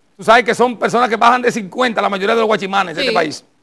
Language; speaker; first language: Spanish; native; Spanish